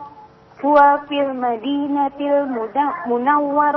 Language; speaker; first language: Arabic; non-native, learner; Indonesian